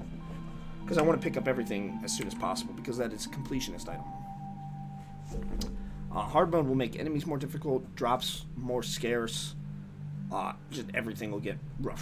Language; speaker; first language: English; native; English